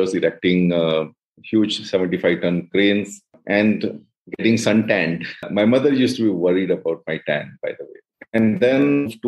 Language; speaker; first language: English; non-native, local second language; Hindi